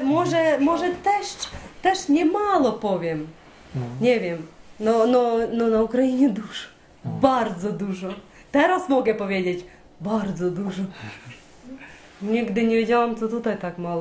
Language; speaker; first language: Polish; non-native, learner; Ukrainian